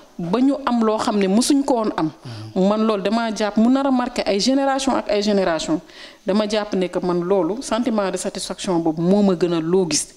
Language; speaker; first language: Wolof; non-native, local second language; Serer